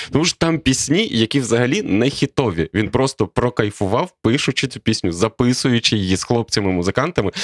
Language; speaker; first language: Ukrainian; native; Ukrainian